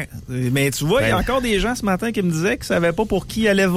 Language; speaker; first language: French; native; French